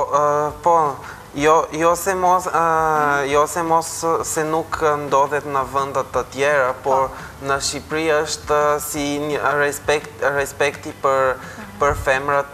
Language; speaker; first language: Albanian; non-native, fluent; Bulgarian